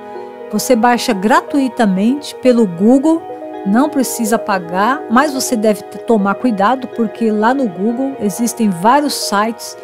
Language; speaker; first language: Portuguese; native; Portuguese